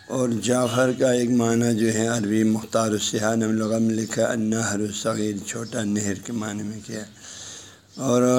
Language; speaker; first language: Urdu; non-native, local second language; Balti